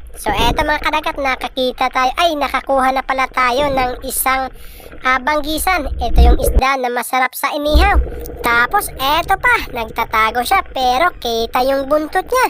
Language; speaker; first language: Filipino; non-native, local second language; Cebuano